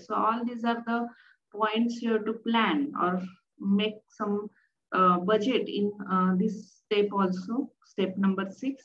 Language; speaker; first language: English; non-native, local second language; Marathi